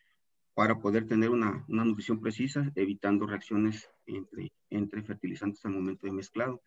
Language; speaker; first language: Spanish; native; Spanish